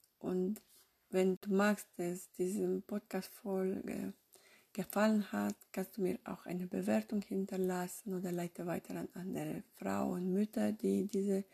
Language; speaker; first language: German; non-native, fluent; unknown